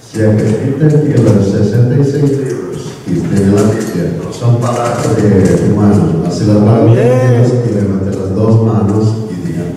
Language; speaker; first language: Spanish; non-native, learner; Korean